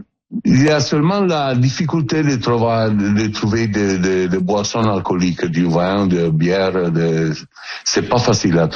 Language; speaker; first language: French; non-native, learner; Italian